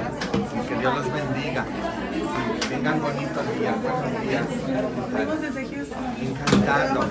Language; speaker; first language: Spanish; non-native, fluent; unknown